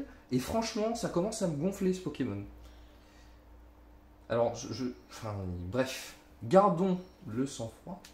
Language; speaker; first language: French; native; French